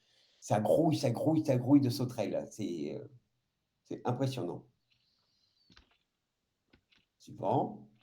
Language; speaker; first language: French; native; French